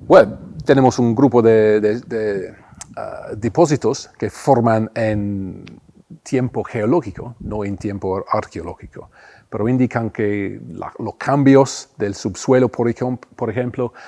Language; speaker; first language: Spanish; non-native, fluent; English